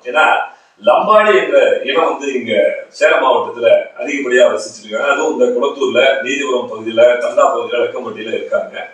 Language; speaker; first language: Tamil; native; Tamil